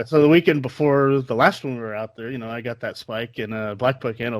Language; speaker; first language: English; native; English